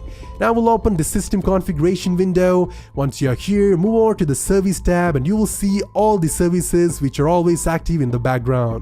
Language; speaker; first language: English; non-native, fluent; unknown